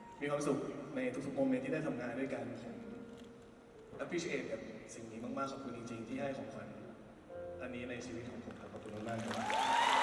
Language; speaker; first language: Thai; native; Thai